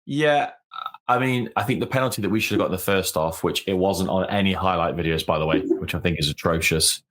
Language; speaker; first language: English; native; English